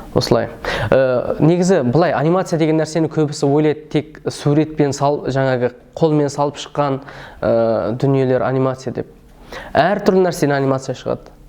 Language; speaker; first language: Kazakh; early bilingual, heritage; Kazakh